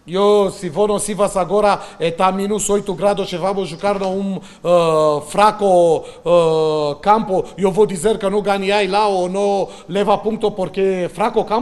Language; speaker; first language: Portuguese; non-native, learner; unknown